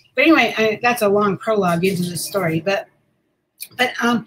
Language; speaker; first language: English; native; English